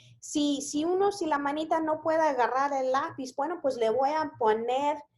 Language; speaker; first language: Spanish; early bilingual, heritage; Spanish